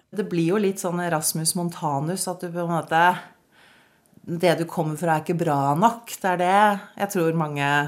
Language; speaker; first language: Norwegian; native; Norwegian